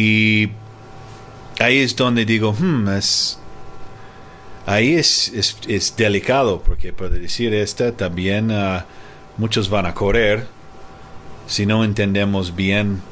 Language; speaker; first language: Spanish; non-native, fluent; English